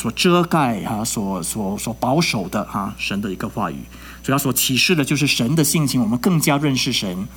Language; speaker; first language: Chinese; non-native, local second language; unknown